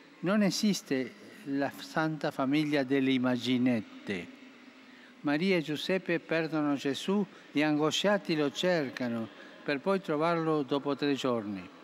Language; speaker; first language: Italian; non-native, fluent; Spanish